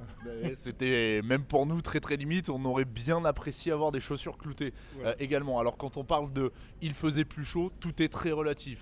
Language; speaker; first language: French; native; French